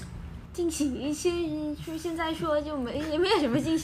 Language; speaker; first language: Chinese; non-native, learner; Vietnamese